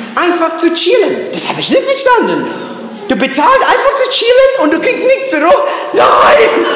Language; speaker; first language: German; non-native, fluent; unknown